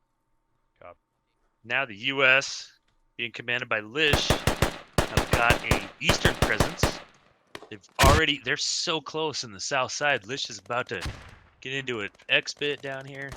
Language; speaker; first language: English; native; English